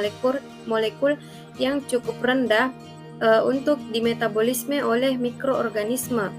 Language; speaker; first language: Indonesian; native; Indonesian